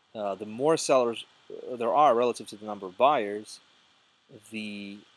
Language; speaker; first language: English; non-native, fluent; Russian